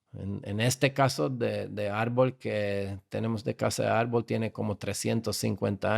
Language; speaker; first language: Spanish; non-native, fluent; Slovak